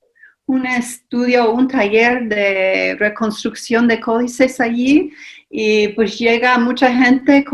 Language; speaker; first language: Spanish; non-native, fluent; English